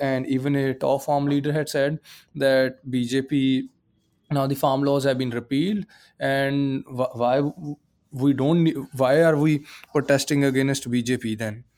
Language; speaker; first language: English; non-native, local second language; Punjabi